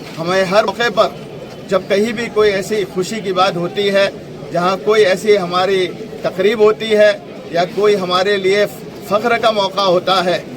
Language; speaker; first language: Urdu; non-native, local second language; Gujarati